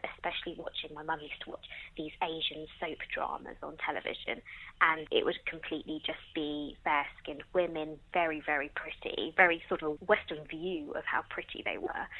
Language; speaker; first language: English; native; English